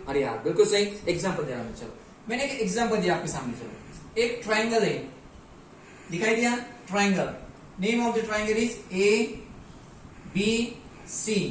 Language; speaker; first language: Hindi; non-native, local second language; Marathi